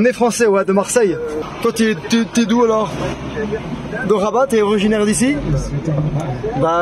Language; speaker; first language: French; native; French